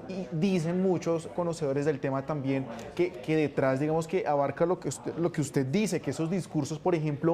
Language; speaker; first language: Spanish; native; Spanish